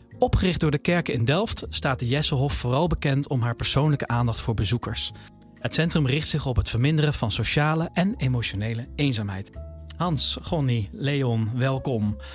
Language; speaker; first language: Dutch; native; Dutch